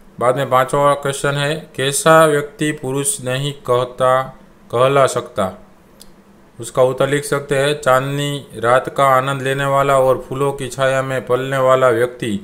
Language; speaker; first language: Hindi; non-native, local second language; Gujarati